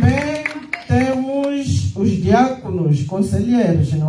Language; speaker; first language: Portuguese; non-native, local second language; Lingala